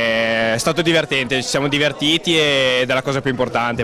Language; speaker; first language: Italian; native; Italian